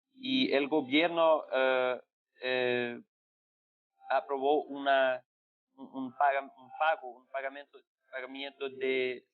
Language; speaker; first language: Spanish; non-native, fluent; Portuguese